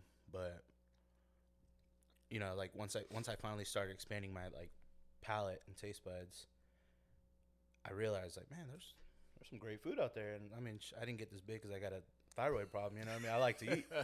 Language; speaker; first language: English; native; English